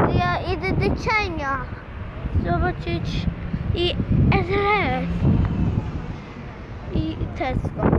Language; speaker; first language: Polish; early bilingual, heritage; Polish